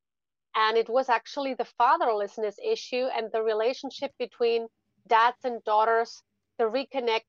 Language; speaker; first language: English; non-native, fluent; German